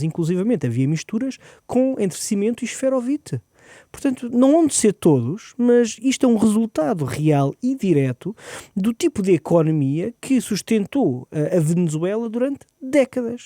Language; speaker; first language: Portuguese; native; Portuguese